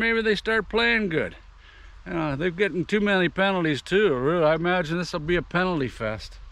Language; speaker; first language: English; native; English